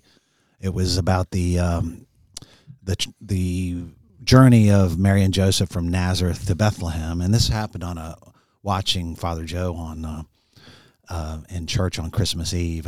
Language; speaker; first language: English; native; English